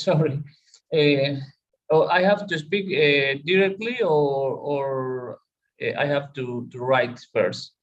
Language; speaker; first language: English; non-native, learner; Spanish